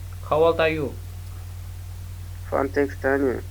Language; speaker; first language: English; non-native, learner; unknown